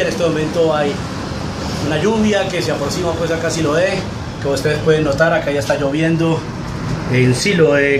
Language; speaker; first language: Spanish; native; Spanish